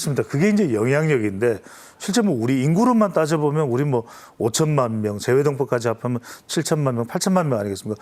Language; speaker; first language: Korean; native; Korean